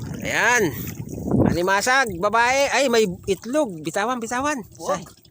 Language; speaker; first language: Filipino; non-native, local second language; Bikol